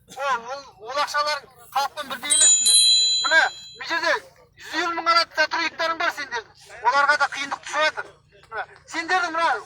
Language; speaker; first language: Kazakh; native; Kazakh